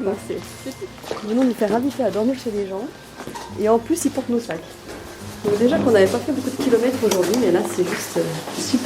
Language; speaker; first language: French; native; French